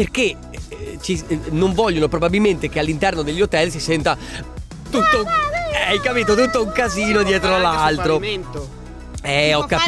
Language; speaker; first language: Italian; native; Italian